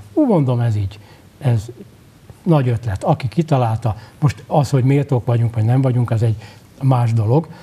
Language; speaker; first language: Hungarian; native; Hungarian